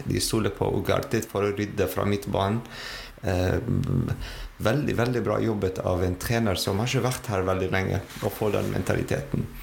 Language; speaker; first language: Norwegian; non-native, fluent; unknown